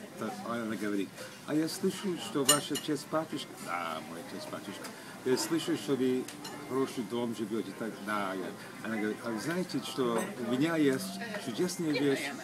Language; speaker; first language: Russian; early bilingual, heritage; Russian